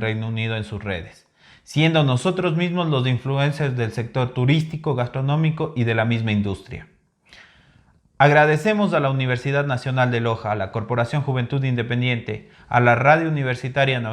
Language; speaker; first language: Spanish; native; Spanish